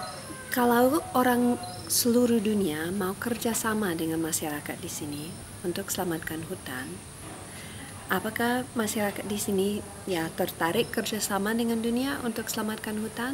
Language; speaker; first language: Indonesian; non-native, fluent; English